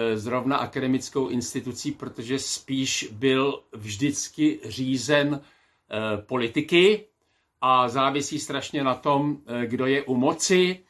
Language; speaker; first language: Czech; native; Czech